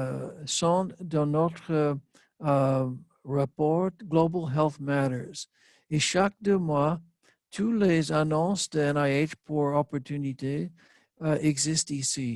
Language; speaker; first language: French; non-native, learner; English